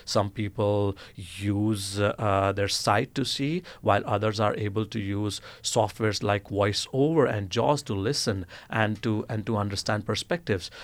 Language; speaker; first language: English; non-native, local second language; Gujarati